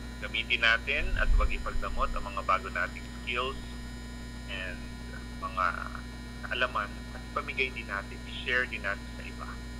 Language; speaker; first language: Filipino; native; Filipino